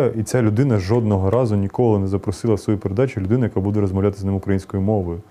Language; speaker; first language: Ukrainian; non-native, local second language; Russian